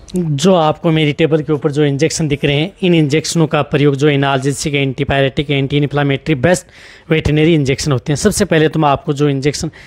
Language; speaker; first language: Hindi; native; Hindi